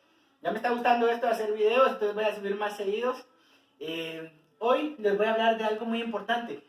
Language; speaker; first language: Spanish; native; Spanish